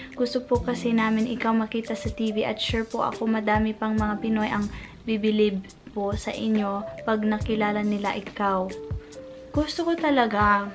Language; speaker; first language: Filipino; non-native, fluent; English